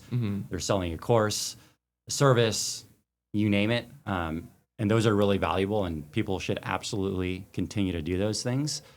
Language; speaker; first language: English; native; English